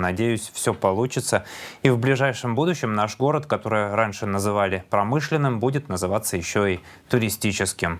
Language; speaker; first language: Russian; native; Russian